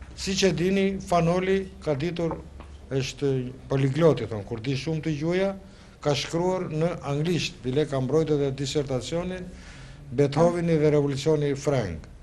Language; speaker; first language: Albanian; native; Albanian